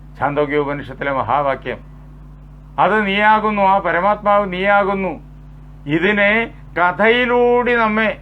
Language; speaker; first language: Malayalam; native; Malayalam